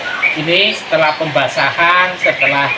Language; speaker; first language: Indonesian; non-native, local second language; Javanese